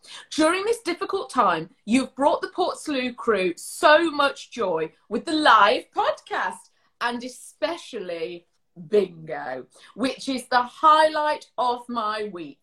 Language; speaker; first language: English; native; English